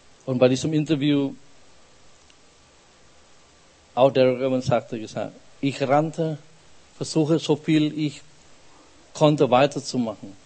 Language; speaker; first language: German; non-native, fluent; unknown